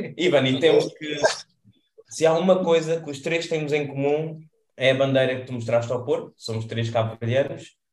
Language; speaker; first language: Portuguese; early bilingual, other home language; Kabuverdianu